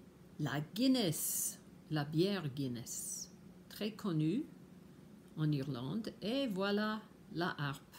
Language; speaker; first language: French; non-native, fluent; English